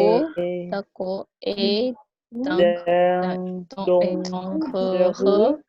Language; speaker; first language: French; non-native, learner; Indonesian